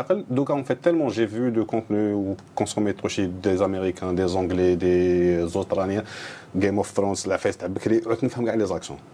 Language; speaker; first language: French; non-native, local second language; Arabic